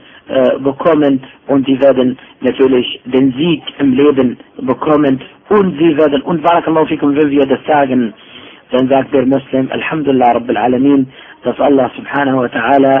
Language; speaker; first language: German; non-native, fluent; Arabic